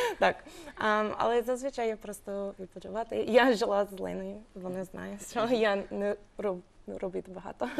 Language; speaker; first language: Ukrainian; non-native, learner; English